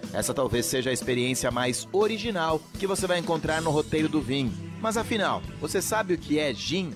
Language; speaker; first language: Portuguese; native; Portuguese